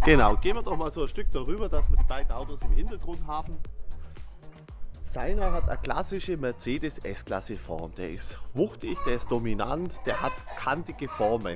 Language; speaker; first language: German; native; German